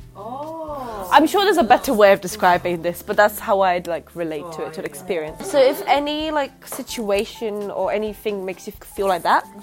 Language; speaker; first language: English; native; English